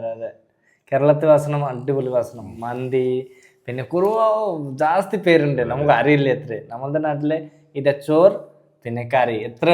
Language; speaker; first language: Malayalam; non-native, learner; Bangla